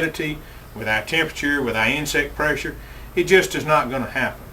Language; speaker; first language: English; native; English